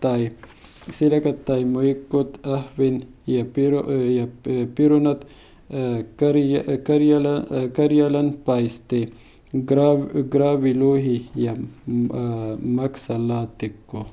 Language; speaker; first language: Finnish; non-native, learner; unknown